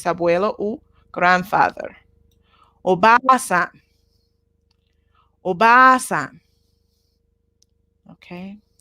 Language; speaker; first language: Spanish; non-native, learner; Japanese